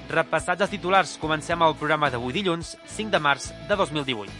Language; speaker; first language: Catalan; native; Catalan